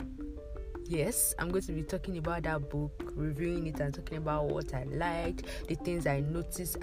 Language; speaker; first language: English; non-native, local second language; Yoruba